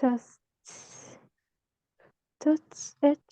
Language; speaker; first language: English; non-native, learner; Vietnamese